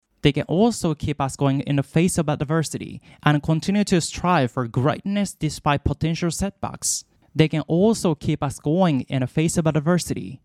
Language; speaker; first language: English; non-native, fluent; Japanese